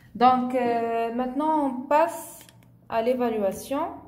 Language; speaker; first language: French; non-native, local second language; Arabic